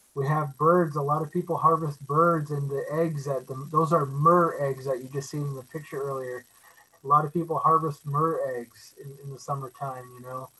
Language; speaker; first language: English; native; English